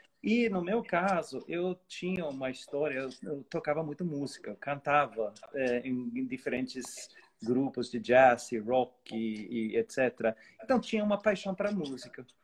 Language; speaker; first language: Portuguese; non-native, fluent; Swedish